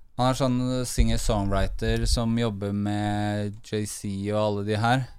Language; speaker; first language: Norwegian; native; Norwegian